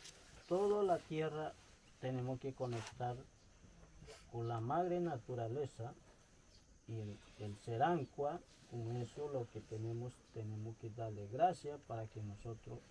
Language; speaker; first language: Spanish; non-native, local second language; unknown